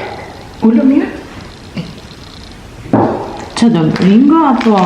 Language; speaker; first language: Albanian; early bilingual, heritage; Albanian